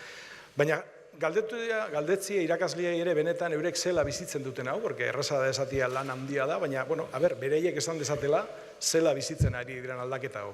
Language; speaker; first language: Basque; native; Basque